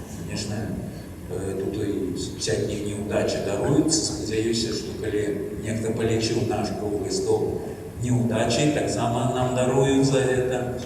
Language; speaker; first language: Belarusian; native; Belarusian